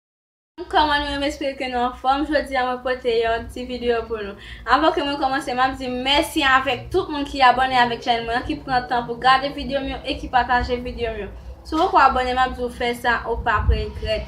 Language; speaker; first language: French; non-native, learner; Haitian Creole